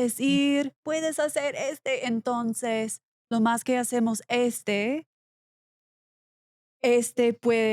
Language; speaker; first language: Spanish; non-native, learner; English